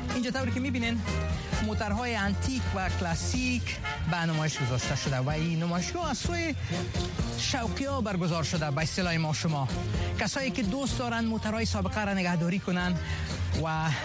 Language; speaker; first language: Persian; native; Persian